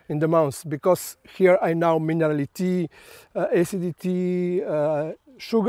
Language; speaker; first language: English; non-native, learner; Slovenian